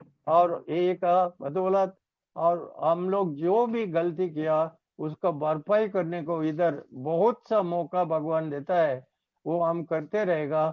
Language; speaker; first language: Hindi; non-native, local second language; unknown